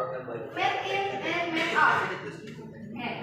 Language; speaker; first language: English; non-native, learner; Indonesian